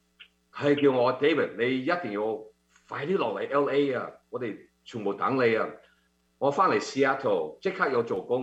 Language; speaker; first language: Cantonese; early bilingual, heritage; Cantonese